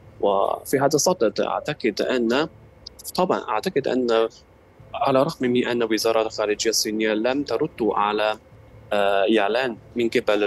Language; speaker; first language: Arabic; non-native, fluent; Chinese